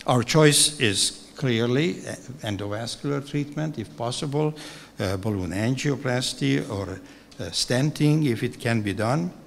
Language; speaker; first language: English; non-native, fluent; Hungarian